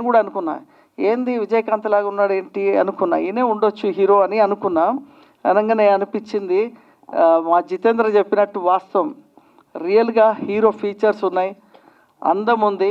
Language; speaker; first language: Telugu; native; Telugu